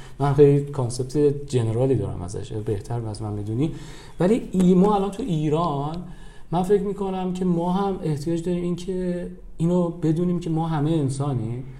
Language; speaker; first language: Persian; native; Persian